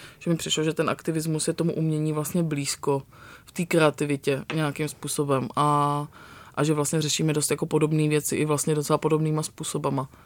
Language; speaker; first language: Czech; native; Czech